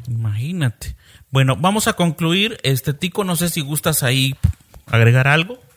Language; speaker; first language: Spanish; native; Spanish